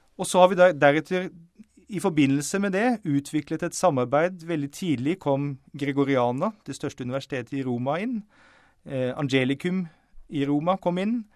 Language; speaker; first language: Norwegian; native; Norwegian